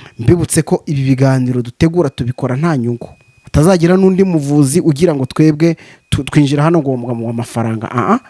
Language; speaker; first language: Kinyarwanda; native; Kinyarwanda